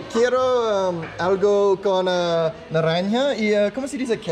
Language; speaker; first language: Spanish; non-native, learner; English